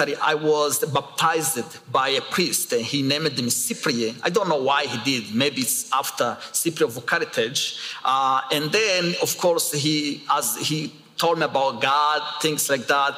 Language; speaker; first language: English; non-native, local second language; Kinyarwanda